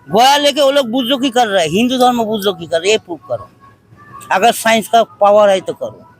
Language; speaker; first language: Hindi; non-native, local second language; Bangla